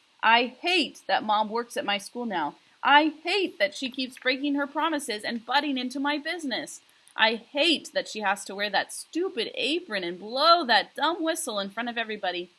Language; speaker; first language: English; native; English